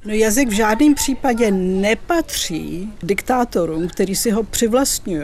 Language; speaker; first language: Czech; early bilingual, other home language; Russian